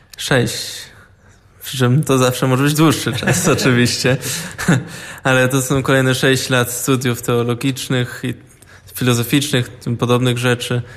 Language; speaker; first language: Polish; early bilingual, heritage; Polish